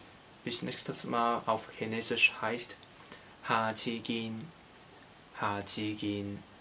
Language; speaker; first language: German; non-native, learner; Cantonese